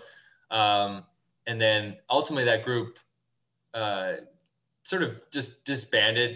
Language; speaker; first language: English; native; English